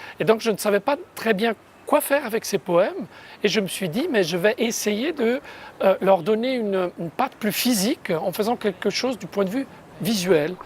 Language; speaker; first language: French; non-native, local second language; Italian